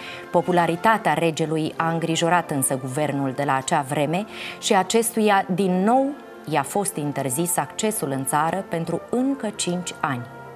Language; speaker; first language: Romanian; native; Romanian